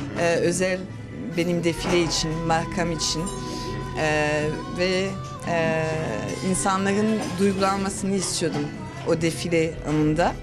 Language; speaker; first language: Turkish; early bilingual, heritage; Turkish